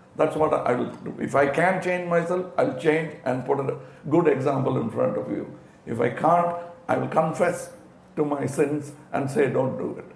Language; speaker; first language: English; non-native, local second language; Tamil